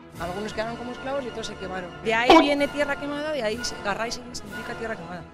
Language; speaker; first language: Spanish; native; Spanish